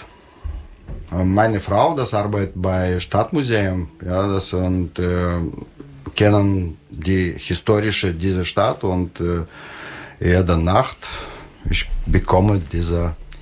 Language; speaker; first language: German; non-native, learner; Russian